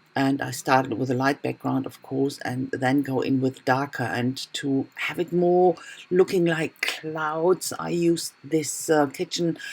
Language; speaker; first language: English; non-native, fluent; German